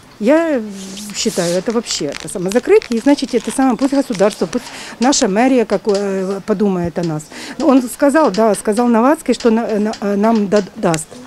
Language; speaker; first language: Russian; native; Russian